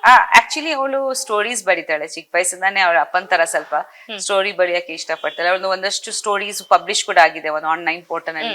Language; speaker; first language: Kannada; non-native, fluent; Bangla